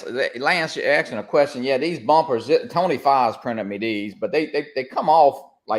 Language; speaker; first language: English; native; English